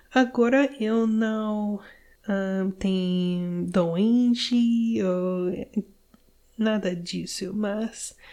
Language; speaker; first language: Portuguese; non-native, learner; English